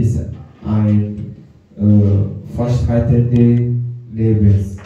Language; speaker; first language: German; non-native, learner; French